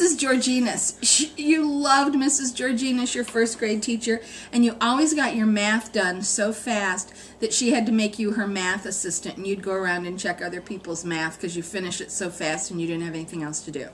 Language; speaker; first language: English; native; English